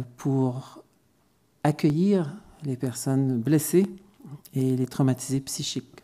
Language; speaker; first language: French; native; French